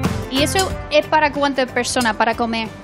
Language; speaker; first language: Spanish; non-native, fluent; English